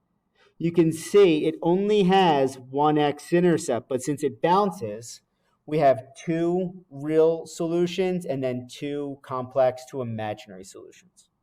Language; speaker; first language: English; native; English